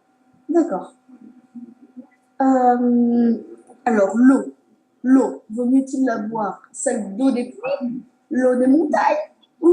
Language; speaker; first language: French; native; French